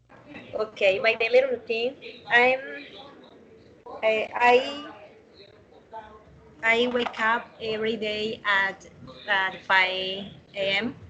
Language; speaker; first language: English; non-native, learner; Spanish